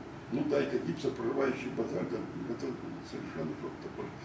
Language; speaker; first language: Russian; native; Russian